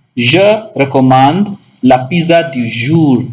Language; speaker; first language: French; non-native, local second language; Hindi